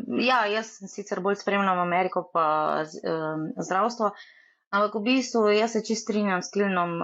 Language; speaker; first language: Slovenian; native; Slovenian